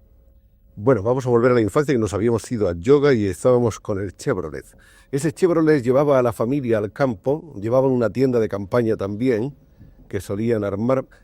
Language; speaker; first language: Spanish; native; Spanish